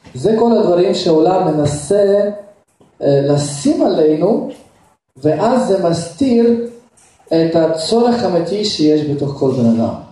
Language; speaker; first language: Hebrew; non-native, fluent; Russian